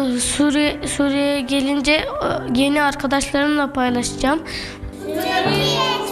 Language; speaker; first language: Turkish; early bilingual, other home language; Arabic